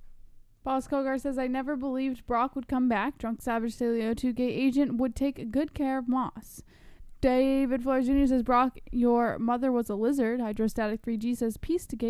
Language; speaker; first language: English; native; English